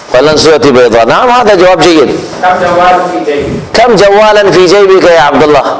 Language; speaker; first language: Arabic; non-native, fluent; Urdu